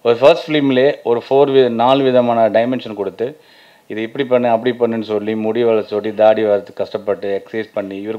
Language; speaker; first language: Tamil; native; Tamil